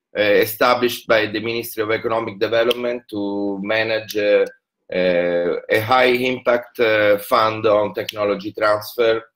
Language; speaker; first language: English; non-native, fluent; Italian